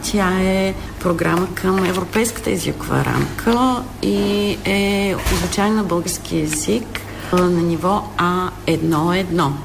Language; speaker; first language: Bulgarian; non-native, local second language; Turkish